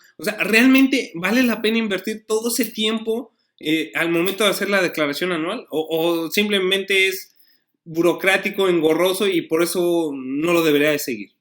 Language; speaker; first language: Spanish; native; Spanish